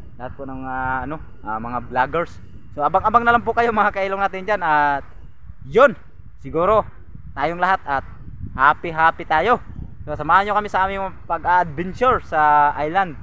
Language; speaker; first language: Filipino; non-native, local second language; Masbatenyo